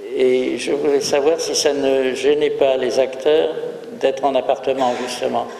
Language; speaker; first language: French; native; French